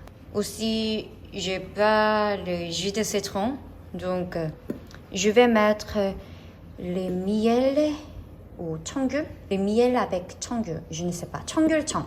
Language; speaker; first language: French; non-native, learner; Korean